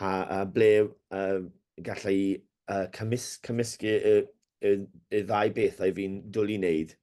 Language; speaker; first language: Welsh; non-native, learner; English